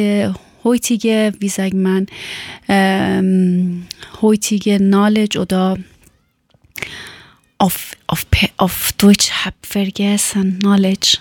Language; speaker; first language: German; non-native, learner; Persian